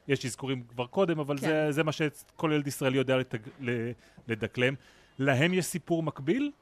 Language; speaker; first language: Hebrew; native; Hebrew